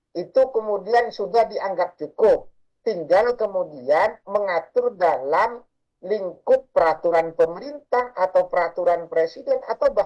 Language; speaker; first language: Indonesian; non-native, local second language; Madurese